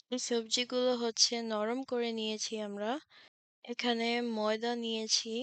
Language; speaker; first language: Bangla; early bilingual, heritage; Bangla